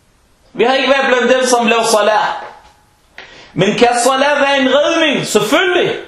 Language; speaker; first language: Danish; non-native, fluent; Arabic